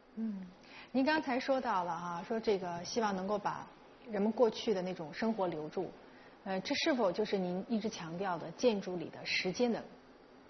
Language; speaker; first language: Chinese; native; Chinese